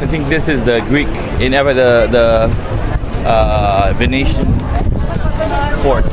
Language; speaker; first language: English; non-native, fluent; Indonesian